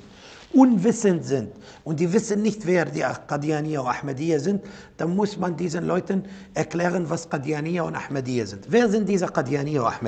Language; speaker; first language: German; non-native, fluent; Arabic